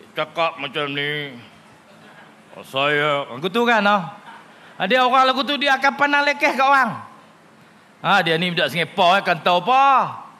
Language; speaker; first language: Malay; native; Malay